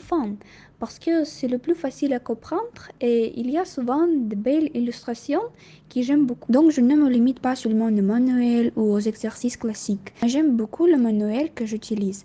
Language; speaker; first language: French; non-native, learner; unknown